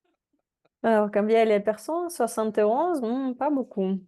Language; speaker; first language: French; non-native, fluent; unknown